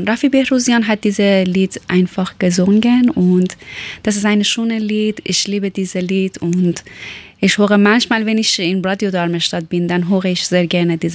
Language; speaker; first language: German; non-native, learner; Persian